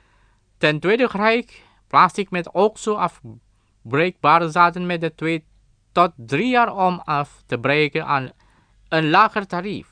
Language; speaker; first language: Dutch; non-native, learner; Indonesian